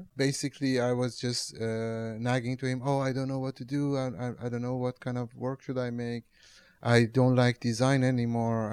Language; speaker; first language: English; non-native, fluent; Persian